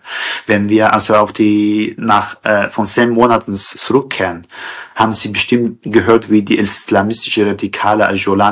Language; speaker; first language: German; non-native, learner; Kurdish